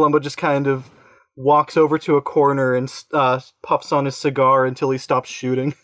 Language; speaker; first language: English; native; English